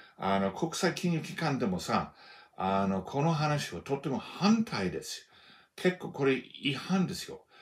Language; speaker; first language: Japanese; non-native, fluent; English